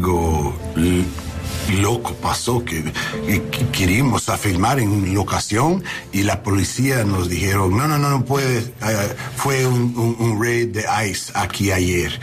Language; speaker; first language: Spanish; non-native, learner; English